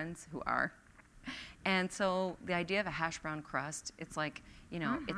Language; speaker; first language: English; native; English